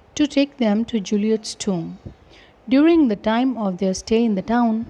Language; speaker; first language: English; non-native, local second language; Punjabi